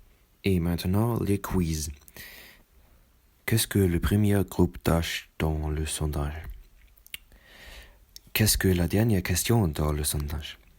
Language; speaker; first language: French; non-native, learner; German